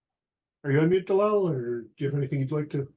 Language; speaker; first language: English; native; English